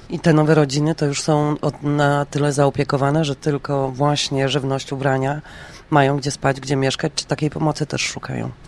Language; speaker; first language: Polish; native; Polish